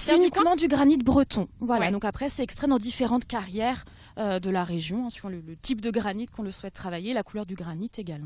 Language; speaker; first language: French; native; French